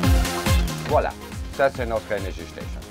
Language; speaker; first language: French; non-native, learner; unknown